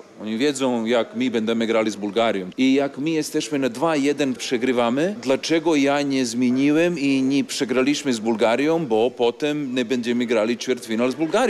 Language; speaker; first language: Polish; non-native, learner; Serbian